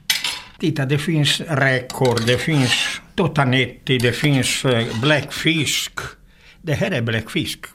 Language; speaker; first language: Swedish; non-native, fluent; Italian